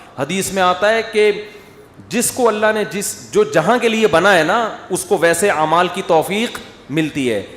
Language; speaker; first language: Urdu; native; Urdu